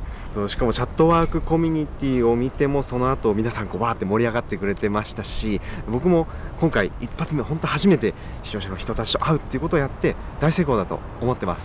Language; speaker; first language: Japanese; native; Japanese